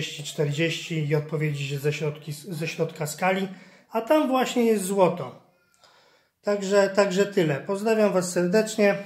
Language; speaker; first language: Polish; native; Polish